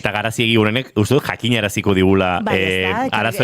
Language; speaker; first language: Basque; native; Basque